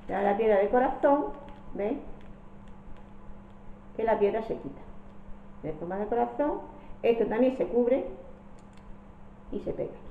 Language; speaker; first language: Spanish; native; Spanish